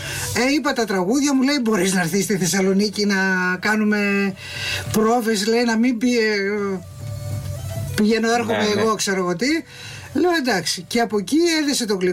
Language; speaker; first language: Greek; native; Greek